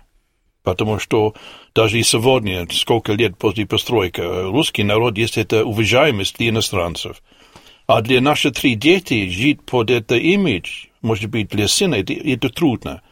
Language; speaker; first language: Russian; non-native, learner; English